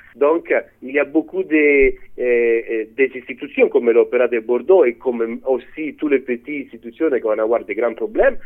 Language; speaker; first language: French; non-native, fluent; Italian